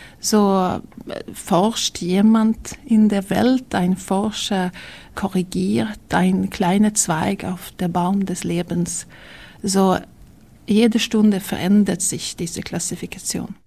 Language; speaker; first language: German; non-native, learner; Swedish